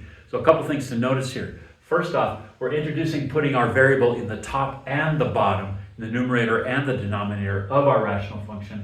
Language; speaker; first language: English; native; English